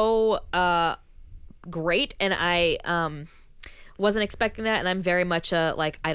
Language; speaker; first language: English; native; English